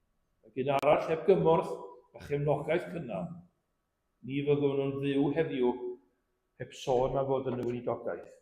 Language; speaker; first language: Welsh; native; Welsh